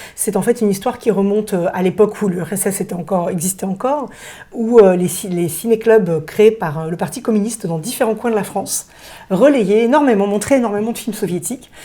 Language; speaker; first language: French; early bilingual, other home language; Russian